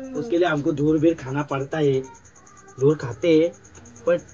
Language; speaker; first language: Hindi; non-native, local second language; Marathi